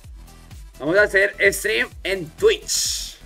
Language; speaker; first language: Spanish; native; Spanish